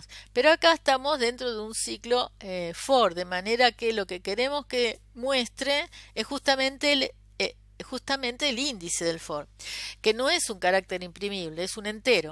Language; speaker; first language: Spanish; native; Spanish